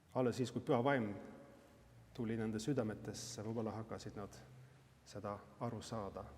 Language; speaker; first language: Estonian; non-native, fluent; Norwegian